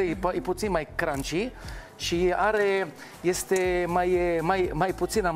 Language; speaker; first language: Romanian; non-native, learner; Hebrew